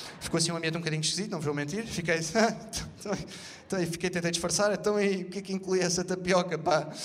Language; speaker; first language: Portuguese; native; Portuguese